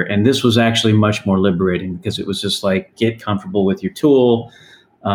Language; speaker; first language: English; native; English